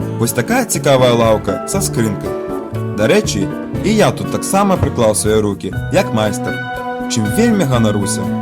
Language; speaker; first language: Belarusian; native; Belarusian